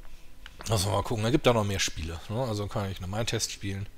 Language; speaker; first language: German; native; German